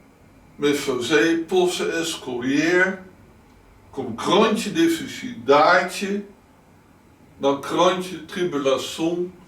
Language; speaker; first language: Portuguese; non-native, learner; Dutch